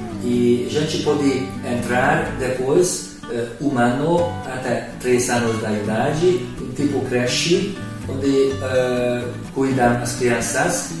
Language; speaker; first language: Portuguese; non-native, learner; Hungarian